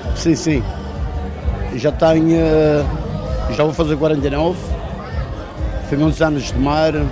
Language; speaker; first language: Portuguese; native; Portuguese